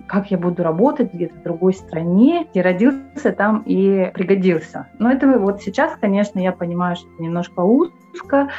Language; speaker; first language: Russian; non-native, local second language; Yakut